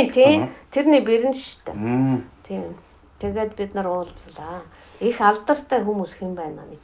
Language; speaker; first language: Mongolian; non-native, fluent; Russian